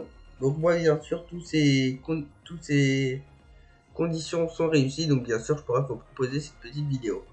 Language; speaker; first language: French; native; French